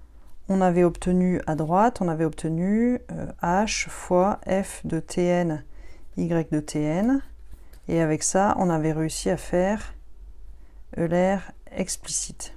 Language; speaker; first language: French; native; French